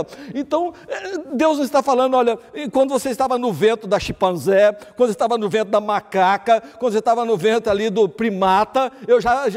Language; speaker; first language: Portuguese; native; Portuguese